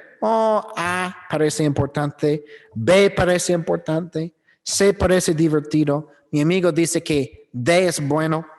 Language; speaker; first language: Spanish; non-native, learner; English